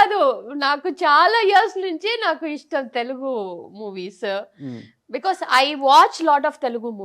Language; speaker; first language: Telugu; non-native, learner; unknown